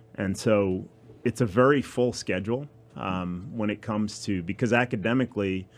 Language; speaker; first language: English; native; English